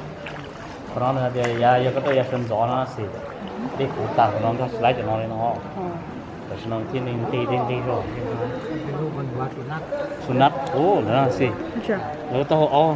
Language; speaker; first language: Thai; non-native, learner; Hmong